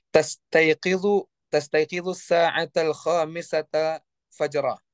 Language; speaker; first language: Arabic; non-native, learner; Indonesian